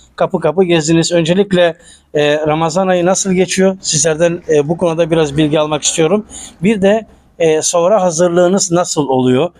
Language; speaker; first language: Turkish; native; Turkish